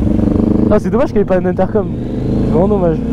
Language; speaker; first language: French; native; French